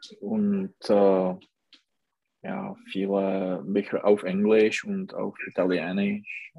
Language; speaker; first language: German; non-native, learner; Czech